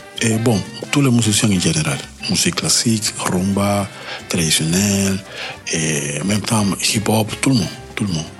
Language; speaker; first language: French; non-native, learner; Spanish